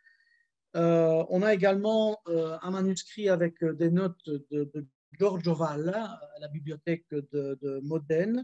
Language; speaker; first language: French; native; French